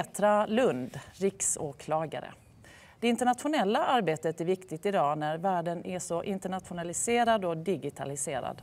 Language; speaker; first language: Swedish; native; Swedish